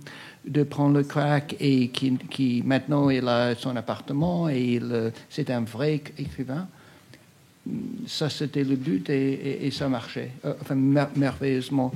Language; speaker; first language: French; non-native, fluent; English